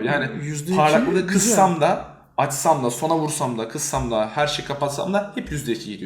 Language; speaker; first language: Turkish; native; Turkish